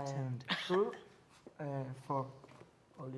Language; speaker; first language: English; non-native, learner; Spanish